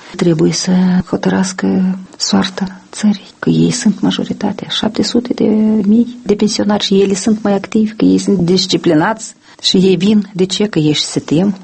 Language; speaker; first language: Romanian; non-native, local second language; Russian